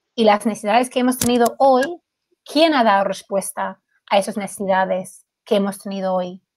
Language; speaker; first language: Spanish; non-native, fluent; English